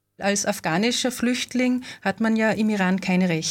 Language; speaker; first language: German; native; German